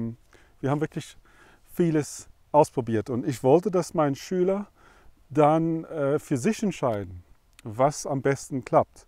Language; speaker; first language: German; non-native, fluent; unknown